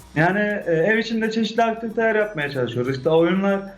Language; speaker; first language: Turkish; native; Turkish